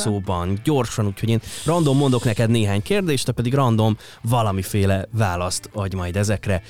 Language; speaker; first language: Hungarian; native; Hungarian